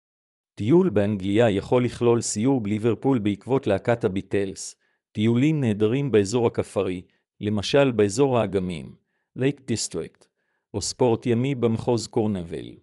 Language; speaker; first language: Hebrew; native; Hebrew